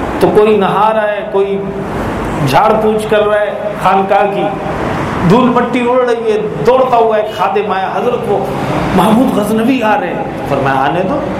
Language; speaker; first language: Urdu; native; Urdu